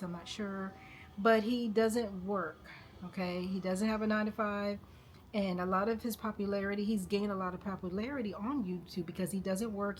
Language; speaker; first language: English; native; English